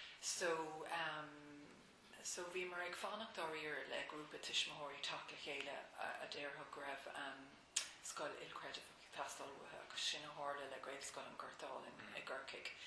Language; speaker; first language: Irish; non-native, local second language; English